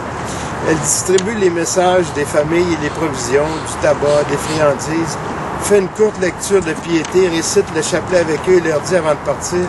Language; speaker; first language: French; native; French